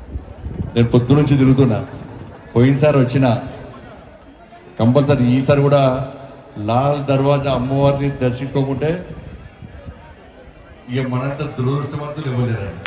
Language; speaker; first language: Telugu; native; Telugu